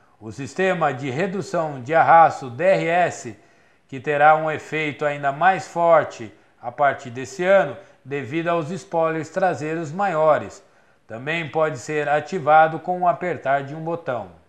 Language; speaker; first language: Portuguese; native; Portuguese